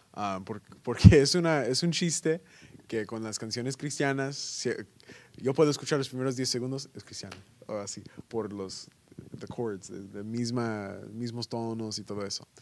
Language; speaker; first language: Spanish; early bilingual, heritage; Spanish